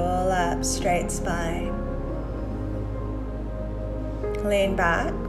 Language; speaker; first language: English; native; English